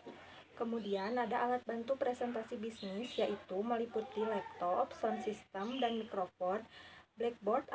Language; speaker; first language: Indonesian; native; Indonesian